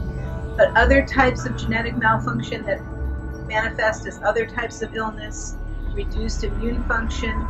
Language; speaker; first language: English; native; English